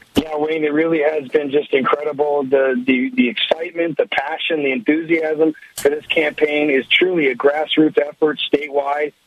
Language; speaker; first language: English; native; English